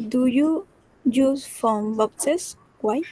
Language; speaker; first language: English; non-native, learner; Spanish